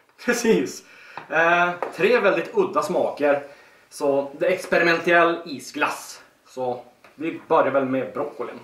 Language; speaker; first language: Swedish; native; Swedish